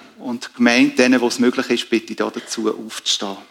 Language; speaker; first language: German; native; German